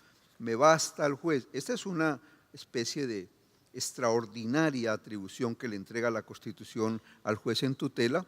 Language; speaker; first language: Spanish; native; Spanish